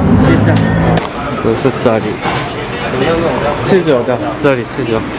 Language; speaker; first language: Chinese; non-native, learner; Korean